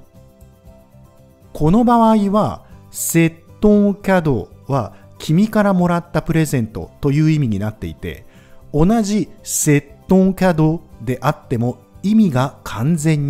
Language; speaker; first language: Japanese; native; Japanese